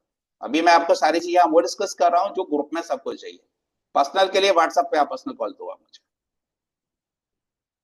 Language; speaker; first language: Hindi; native; Hindi